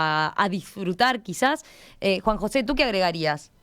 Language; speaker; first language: Spanish; native; Spanish